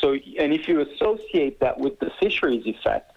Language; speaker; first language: English; non-native, fluent; Portuguese